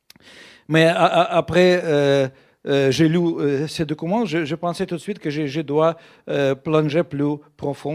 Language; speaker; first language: French; non-native, fluent; Russian